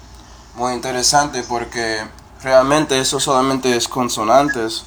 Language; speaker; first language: Spanish; non-native, fluent; English